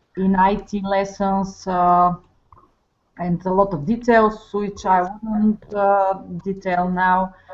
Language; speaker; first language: English; non-native, fluent; Bulgarian